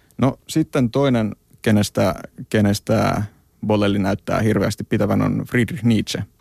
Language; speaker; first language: Finnish; native; Finnish